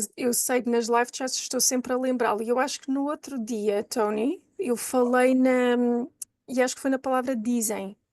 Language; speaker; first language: Portuguese; native; Portuguese